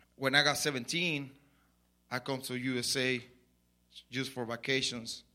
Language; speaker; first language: English; non-native, learner; Spanish